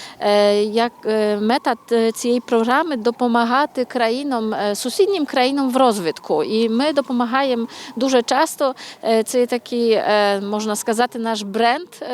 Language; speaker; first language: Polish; non-native, learner; Ukrainian